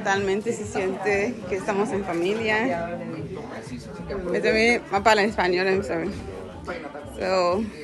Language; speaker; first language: Spanish; non-native, fluent; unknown